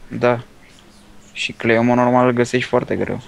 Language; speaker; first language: Romanian; native; Romanian